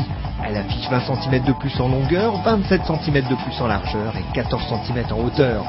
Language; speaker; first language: French; native; French